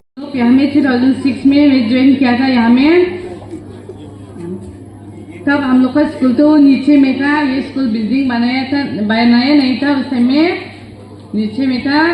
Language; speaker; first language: Hindi; non-native, local second language; Garo